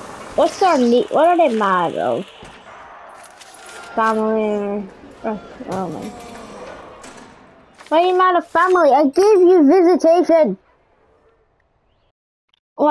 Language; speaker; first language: English; native; English